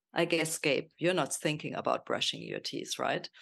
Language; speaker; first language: English; non-native, fluent; German